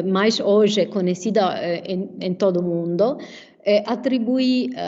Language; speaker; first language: Portuguese; non-native, fluent; Italian